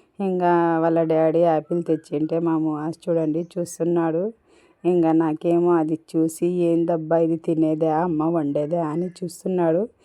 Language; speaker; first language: Telugu; non-native, local second language; Urdu